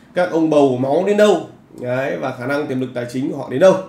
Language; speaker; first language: Vietnamese; native; Vietnamese